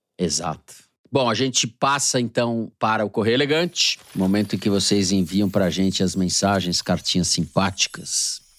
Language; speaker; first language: Portuguese; native; Portuguese